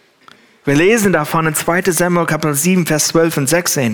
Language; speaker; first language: German; non-native, fluent; English